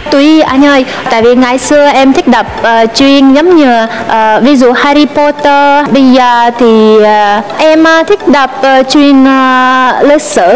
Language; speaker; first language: Vietnamese; non-native, fluent; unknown